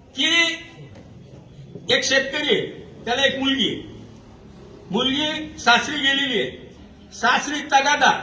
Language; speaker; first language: Marathi; non-native, local second language; Urdu